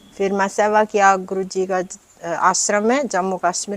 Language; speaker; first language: Hindi; non-native, learner; Italian